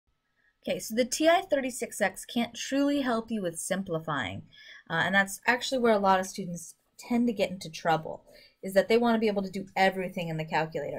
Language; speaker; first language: English; native; English